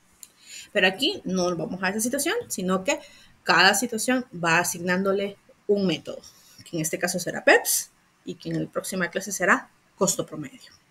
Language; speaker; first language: Spanish; native; Spanish